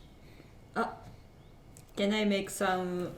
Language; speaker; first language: English; non-native, learner; Japanese